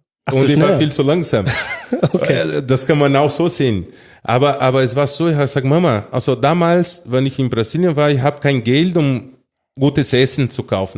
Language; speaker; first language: German; non-native, fluent; Portuguese